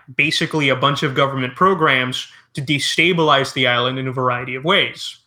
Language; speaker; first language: English; early bilingual, other home language; Spanish